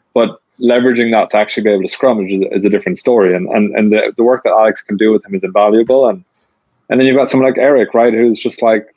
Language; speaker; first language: English; native; English